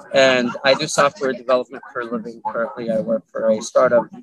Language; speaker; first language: English; early bilingual, other home language; Arabic